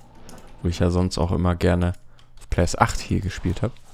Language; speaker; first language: German; native; German